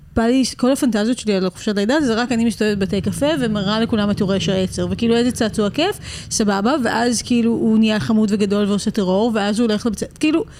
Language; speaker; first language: Hebrew; native; Hebrew